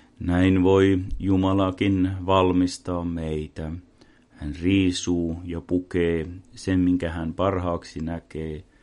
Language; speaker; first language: Finnish; non-native, local second language; Swedish